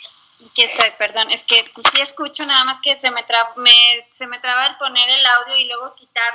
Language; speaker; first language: Spanish; native; Spanish